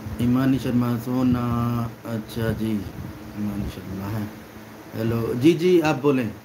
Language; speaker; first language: Urdu; native; Urdu